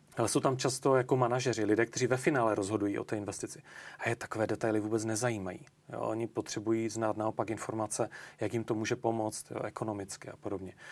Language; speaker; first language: Czech; native; Czech